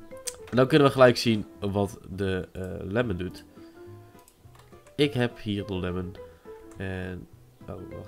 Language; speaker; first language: Dutch; native; Dutch